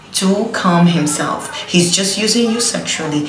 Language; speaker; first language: English; non-native, local second language; Igbo